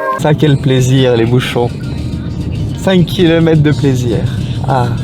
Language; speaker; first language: French; native; French